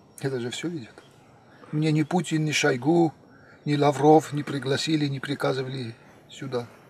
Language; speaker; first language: Russian; non-native, local second language; Armenian